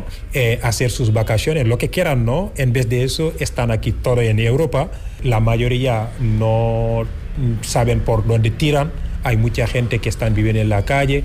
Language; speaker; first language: Spanish; non-native, fluent; Wolof